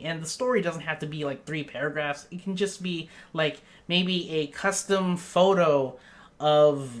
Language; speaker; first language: English; native; English